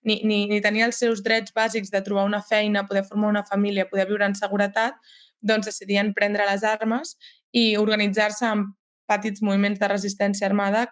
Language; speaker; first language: Catalan; native; Catalan